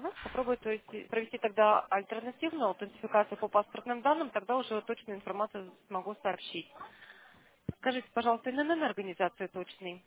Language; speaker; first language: Russian; native; Russian